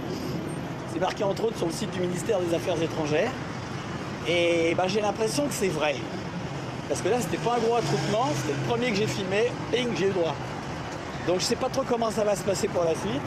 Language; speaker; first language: French; native; French